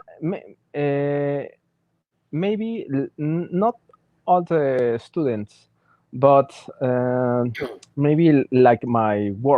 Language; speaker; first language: English; non-native, learner; Spanish